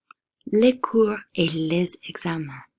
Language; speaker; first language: French; non-native, fluent; English